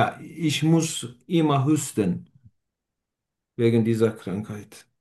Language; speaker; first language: German; non-native, fluent; Turkish